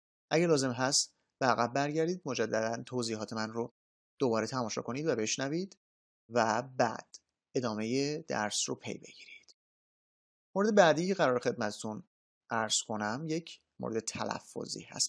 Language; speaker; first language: Persian; native; Persian